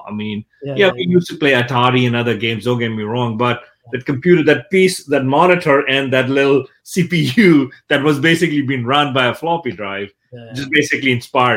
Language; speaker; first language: English; non-native, local second language; Urdu